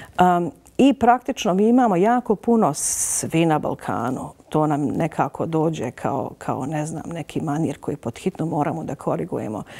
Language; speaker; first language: Serbian; native; Serbian